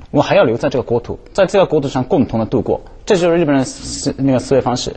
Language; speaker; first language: Chinese; non-native, fluent; Japanese